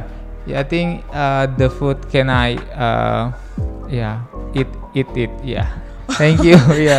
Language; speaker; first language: English; non-native, learner; Indonesian